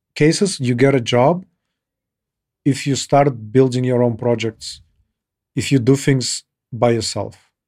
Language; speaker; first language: English; non-native, fluent; Kyrgyz